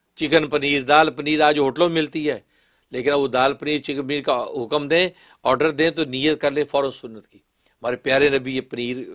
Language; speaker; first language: Urdu; non-native, local second language; Kashmiri